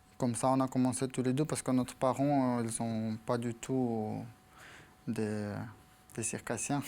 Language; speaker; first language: French; non-native, fluent; Ukrainian